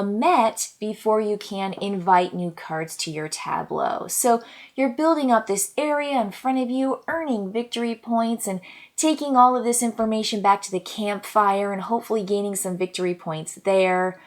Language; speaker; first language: English; native; English